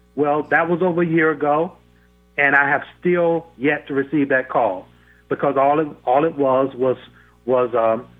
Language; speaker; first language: English; native; English